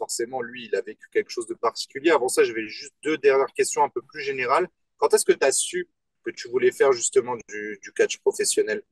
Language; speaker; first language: French; native; French